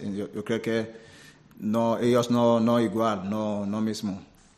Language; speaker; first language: Spanish; non-native, learner; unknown